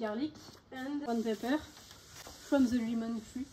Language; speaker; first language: English; non-native, learner; French